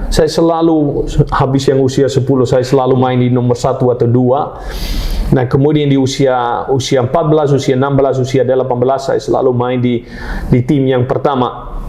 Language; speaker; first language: Indonesian; non-native, fluent; Dutch